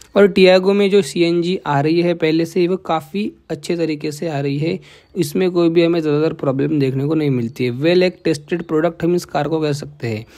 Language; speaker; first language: Hindi; non-native, local second language; Marathi